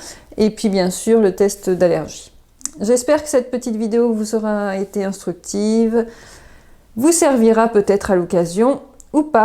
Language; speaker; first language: French; native; French